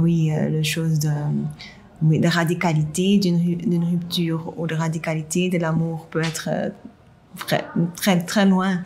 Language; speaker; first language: French; non-native, local second language; Dutch